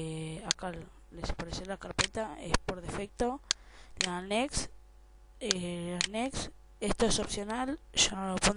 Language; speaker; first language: Spanish; native; Spanish